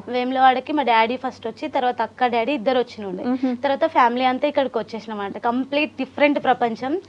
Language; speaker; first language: Telugu; native; Telugu